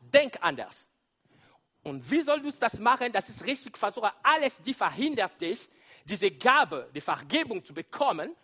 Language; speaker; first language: German; non-native, fluent; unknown